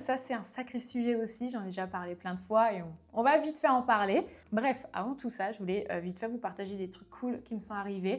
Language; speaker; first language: French; native; French